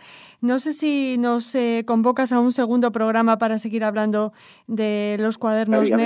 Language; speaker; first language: Spanish; native; Spanish